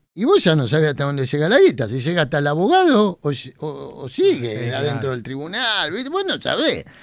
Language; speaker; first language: Spanish; native; Spanish